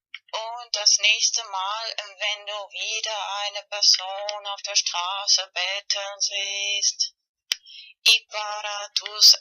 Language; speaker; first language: German; non-native, fluent; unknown